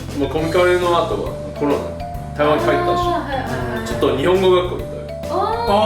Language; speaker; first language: Japanese; non-native, fluent; Chinese